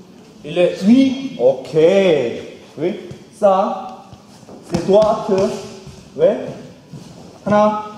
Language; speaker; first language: French; non-native, learner; Korean